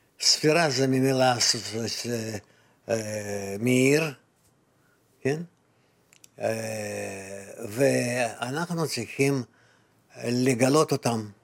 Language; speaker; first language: Hebrew; non-native, fluent; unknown